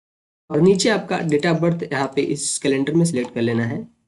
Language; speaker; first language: Hindi; native; Hindi